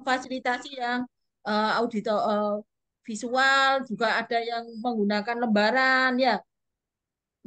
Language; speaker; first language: Indonesian; native; Indonesian